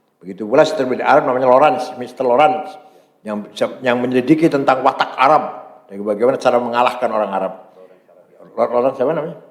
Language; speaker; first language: Malay; non-native, local second language; Javanese